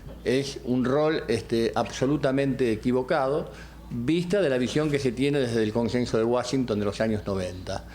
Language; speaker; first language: Spanish; native; Spanish